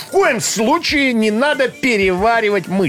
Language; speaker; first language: Russian; native; Russian